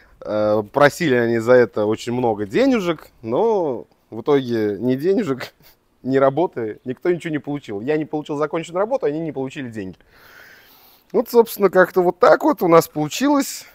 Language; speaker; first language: Russian; native; Russian